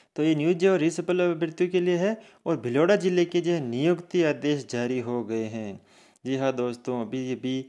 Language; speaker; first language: Hindi; native; Hindi